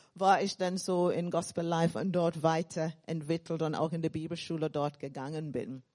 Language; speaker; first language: German; non-native, fluent; English